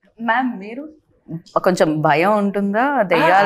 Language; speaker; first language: Telugu; native; Telugu